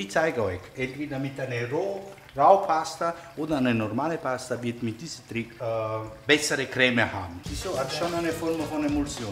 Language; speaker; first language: German; non-native, fluent; Italian